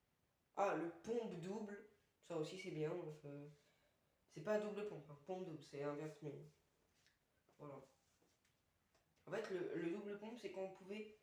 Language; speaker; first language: French; native; French